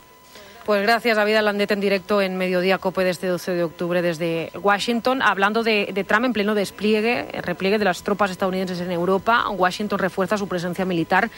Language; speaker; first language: Spanish; native; Spanish